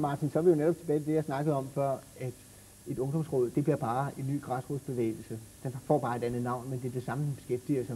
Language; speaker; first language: Danish; native; Danish